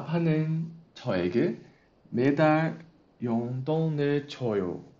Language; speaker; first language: Korean; non-native, fluent; Portuguese